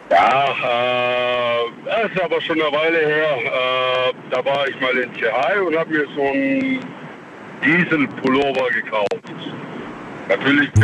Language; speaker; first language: German; non-native, fluent; Chinese